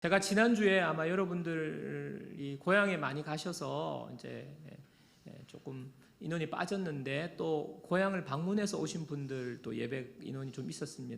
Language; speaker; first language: Korean; native; Korean